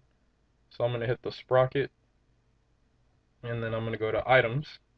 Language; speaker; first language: English; native; English